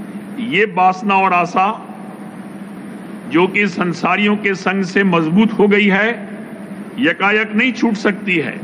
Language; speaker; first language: Hindi; native; Hindi